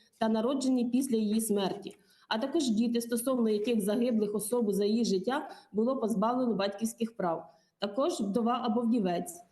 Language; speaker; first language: Ukrainian; native; Ukrainian